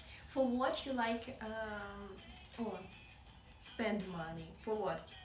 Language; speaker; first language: English; non-native, learner; Russian